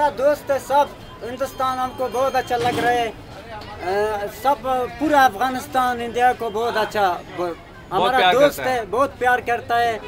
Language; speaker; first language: Hindi; non-native, learner; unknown